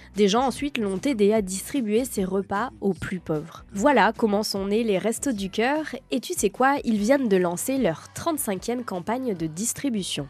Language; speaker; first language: French; native; French